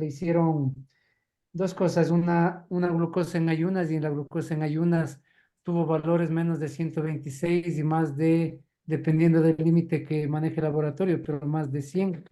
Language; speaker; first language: Spanish; native; Spanish